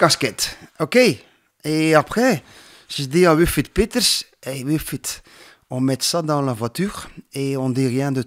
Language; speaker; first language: French; non-native, learner; Dutch